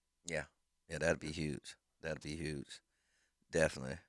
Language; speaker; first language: English; native; English